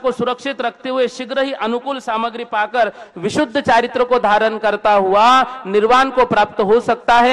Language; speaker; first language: Hindi; native; Hindi